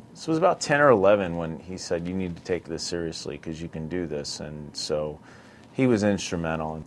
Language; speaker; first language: English; native; English